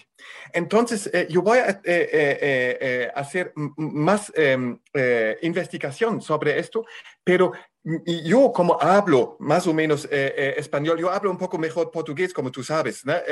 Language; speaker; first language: Spanish; non-native, fluent; German